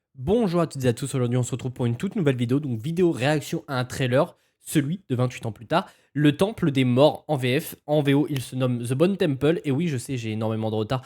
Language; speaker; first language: French; native; French